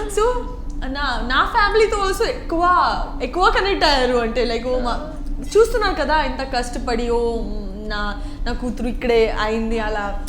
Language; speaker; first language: Telugu; non-native, learner; Gujarati